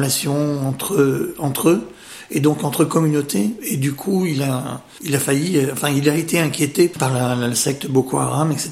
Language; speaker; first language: French; native; French